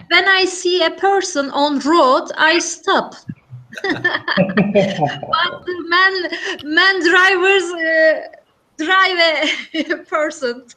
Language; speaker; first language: English; non-native, learner; Turkish